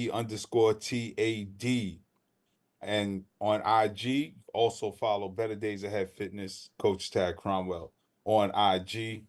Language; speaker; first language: English; native; English